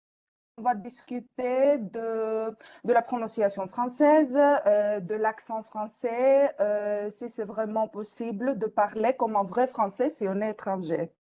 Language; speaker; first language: French; non-native, fluent; Greek